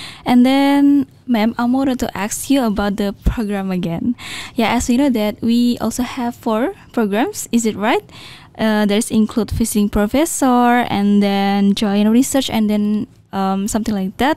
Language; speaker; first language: English; non-native, learner; Indonesian